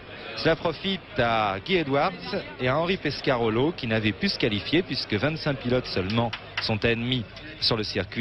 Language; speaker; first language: French; native; French